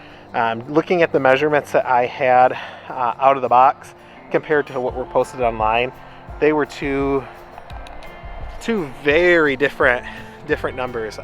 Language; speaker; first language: English; native; English